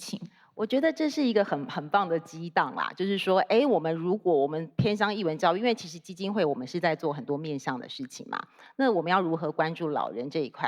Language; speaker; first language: Chinese; native; Chinese